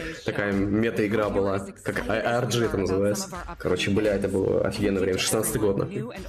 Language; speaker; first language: Russian; native; Russian